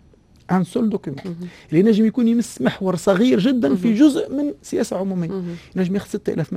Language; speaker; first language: Arabic; native; Arabic